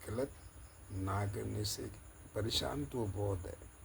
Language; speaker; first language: Hindi; non-native, local second language; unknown